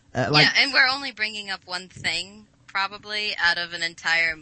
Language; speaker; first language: English; native; English